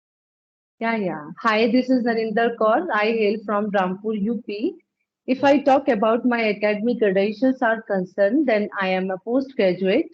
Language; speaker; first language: English; non-native, learner; Punjabi